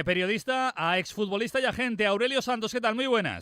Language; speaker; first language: Spanish; native; Spanish